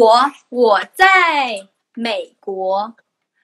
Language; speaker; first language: Chinese; non-native, learner; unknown